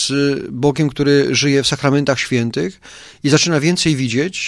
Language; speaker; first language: Polish; native; Polish